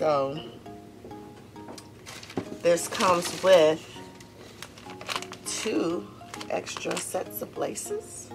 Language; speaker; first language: English; native; English